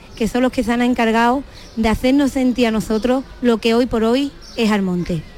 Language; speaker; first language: Spanish; native; Spanish